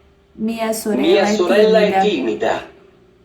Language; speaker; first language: Italian; non-native, learner; Portuguese